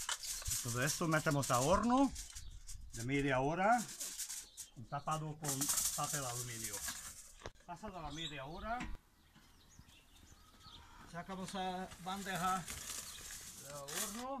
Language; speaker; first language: Spanish; non-native, learner; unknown